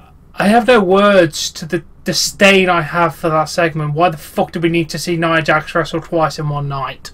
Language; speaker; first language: English; native; English